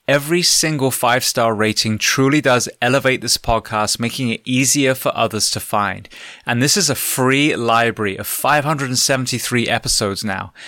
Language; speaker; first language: English; native; English